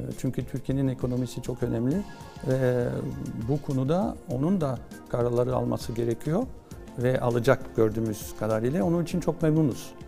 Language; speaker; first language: Turkish; non-native, fluent; French